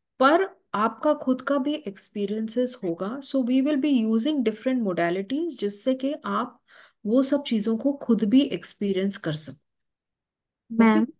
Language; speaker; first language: Hindi; native; Hindi